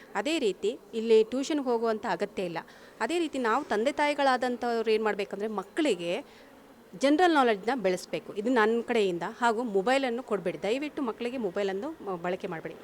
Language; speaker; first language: Kannada; native; Kannada